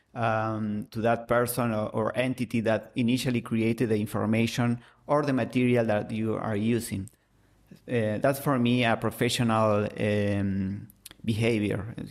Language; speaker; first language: English; non-native, fluent; Spanish